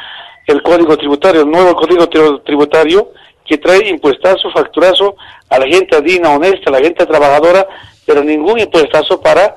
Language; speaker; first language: Spanish; native; Spanish